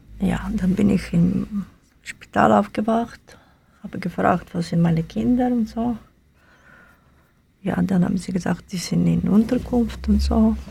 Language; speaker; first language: German; non-native, learner; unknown